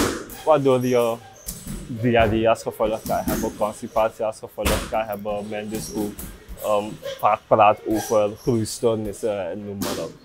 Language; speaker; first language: Dutch; native; Dutch